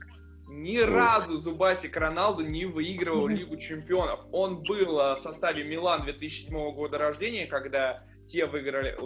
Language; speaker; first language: Russian; native; Russian